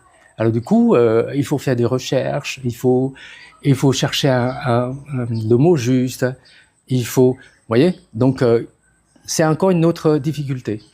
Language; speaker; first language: French; non-native, fluent; Khmer